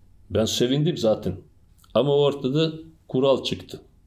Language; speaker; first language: Turkish; non-native, fluent; Bosnian